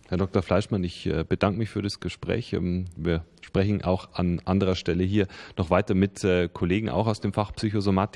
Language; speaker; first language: German; native; German